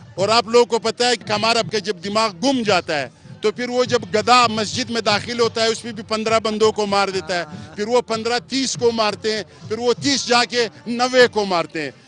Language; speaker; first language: Urdu; non-native, local second language; Pashto